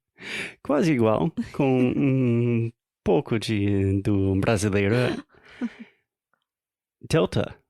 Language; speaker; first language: Portuguese; non-native, fluent; English